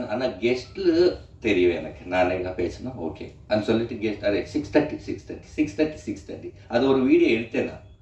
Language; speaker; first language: Tamil; non-native, learner; Telugu